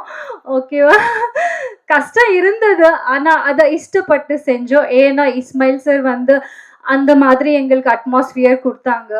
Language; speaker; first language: Tamil; non-native, learner; Kannada